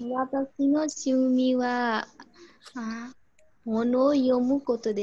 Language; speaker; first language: Japanese; non-native, learner; Nepali